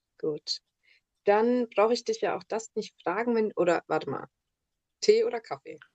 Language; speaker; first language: German; early bilingual, other home language; Italian